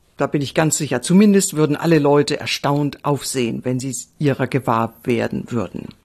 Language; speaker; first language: German; native; German